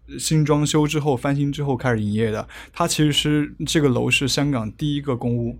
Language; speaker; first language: Chinese; native; Chinese